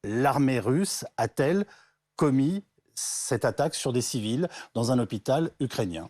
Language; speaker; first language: French; native; French